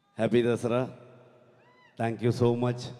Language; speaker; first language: Telugu; non-native, learner; Kannada